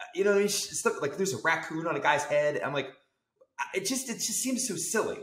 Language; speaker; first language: English; native; English